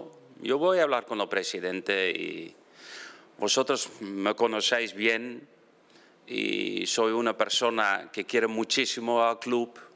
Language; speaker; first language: Spanish; non-native, fluent; Dutch